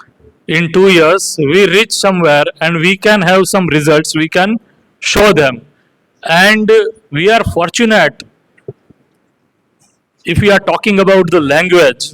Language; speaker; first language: English; non-native, fluent; Gujarati